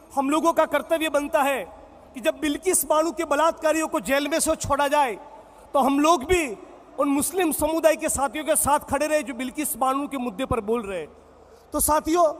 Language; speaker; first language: Hindi; non-native, local second language; Gujarati